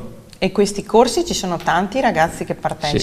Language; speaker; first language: Italian; native; Italian